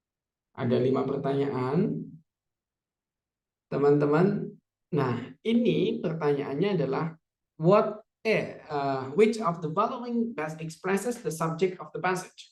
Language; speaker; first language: Indonesian; native; Indonesian